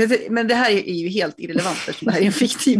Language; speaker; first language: Swedish; native; Swedish